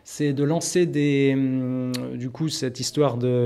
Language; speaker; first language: French; native; French